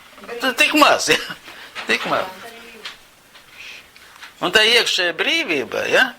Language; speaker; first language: Latvian; non-native, local second language; Russian